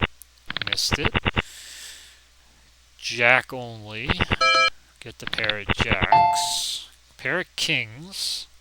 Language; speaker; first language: English; native; English